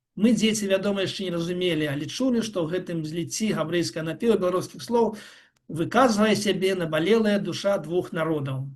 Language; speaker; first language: Belarusian; non-native, local second language; Russian